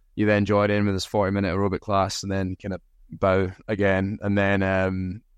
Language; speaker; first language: English; native; English